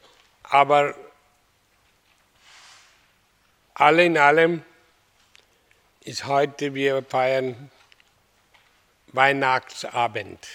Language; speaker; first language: German; non-native, learner; Hindi